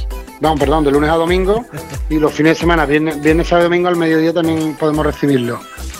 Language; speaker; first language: Spanish; native; Spanish